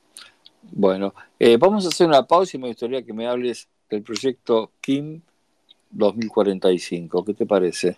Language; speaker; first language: Spanish; native; Spanish